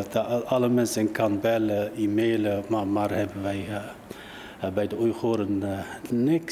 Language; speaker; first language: Dutch; non-native, learner; Uyghur